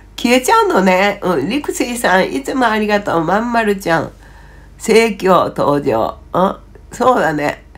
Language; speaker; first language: Japanese; native; Japanese